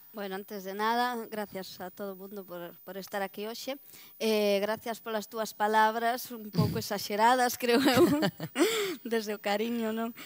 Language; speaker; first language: Galician; native; Galician